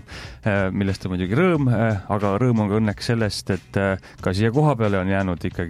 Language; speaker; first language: Estonian; native; Estonian